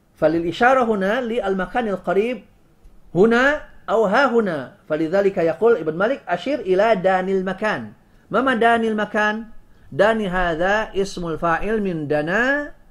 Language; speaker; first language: Arabic; non-native, fluent; Indonesian